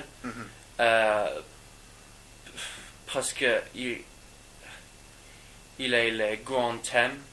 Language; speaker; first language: French; non-native, learner; English